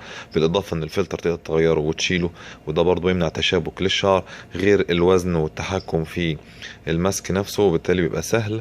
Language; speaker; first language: Arabic; native; Arabic